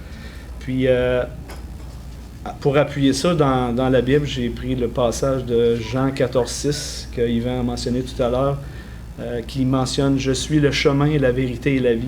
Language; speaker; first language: French; native; French